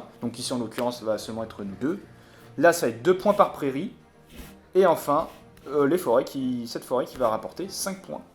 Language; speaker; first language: French; native; French